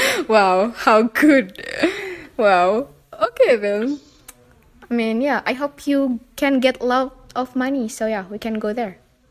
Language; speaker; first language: English; non-native, fluent; Indonesian